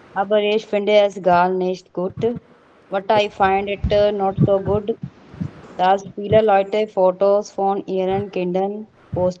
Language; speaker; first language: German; non-native, learner; Hindi